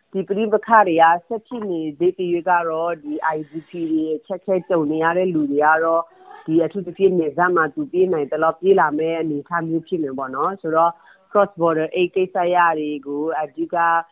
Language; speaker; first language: Burmese; non-native, local second language; S'gaw Karen